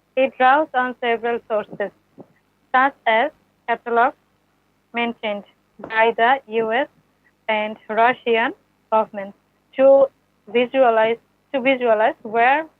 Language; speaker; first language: English; non-native, local second language; Bangla